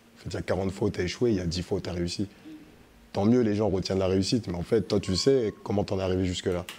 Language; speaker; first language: French; early bilingual, other home language; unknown